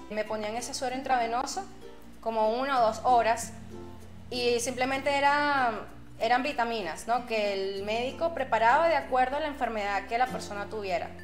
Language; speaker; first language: Spanish; native; Spanish